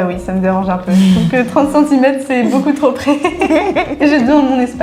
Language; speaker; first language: French; native; French